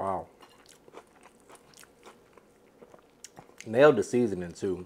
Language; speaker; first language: English; native; English